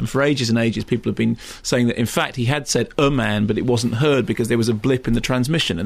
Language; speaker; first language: English; native; English